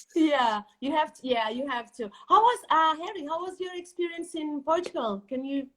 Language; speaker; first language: English; non-native, fluent; Portuguese